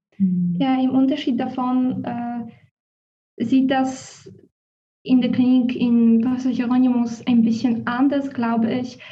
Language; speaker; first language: German; non-native, fluent; Polish